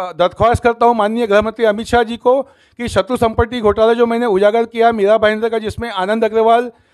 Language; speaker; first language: Hindi; native; Hindi